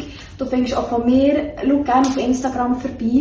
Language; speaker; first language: German; native; German